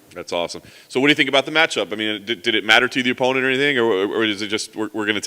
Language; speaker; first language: English; native; English